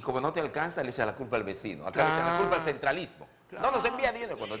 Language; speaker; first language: Spanish; native; Spanish